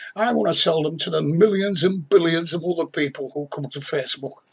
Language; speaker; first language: English; native; English